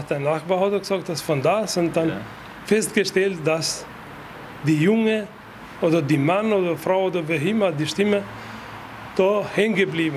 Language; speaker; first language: German; non-native, fluent; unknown